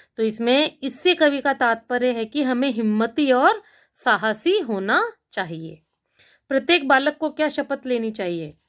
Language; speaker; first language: Hindi; native; Hindi